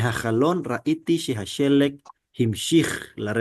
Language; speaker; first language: Hebrew; non-native, learner; Indonesian